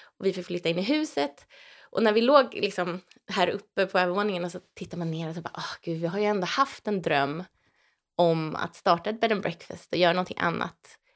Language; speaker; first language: Swedish; native; Swedish